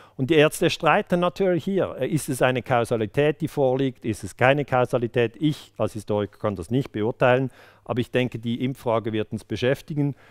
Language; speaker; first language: German; native; German